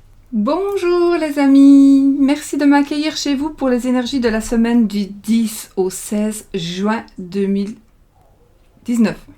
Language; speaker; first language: French; native; French